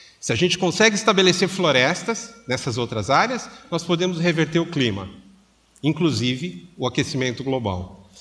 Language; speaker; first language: Portuguese; native; Portuguese